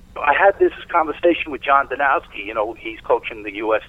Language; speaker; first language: English; native; English